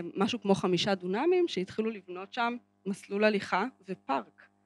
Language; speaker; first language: Hebrew; native; Hebrew